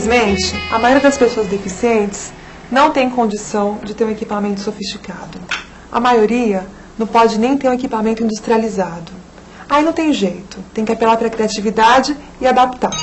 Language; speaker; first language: Portuguese; native; Portuguese